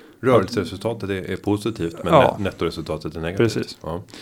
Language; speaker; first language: Swedish; native; Swedish